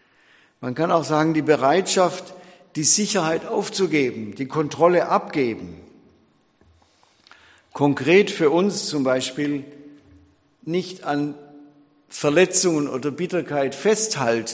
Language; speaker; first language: German; native; German